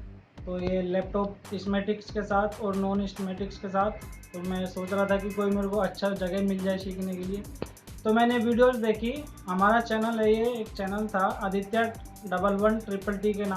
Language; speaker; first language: Hindi; native; Hindi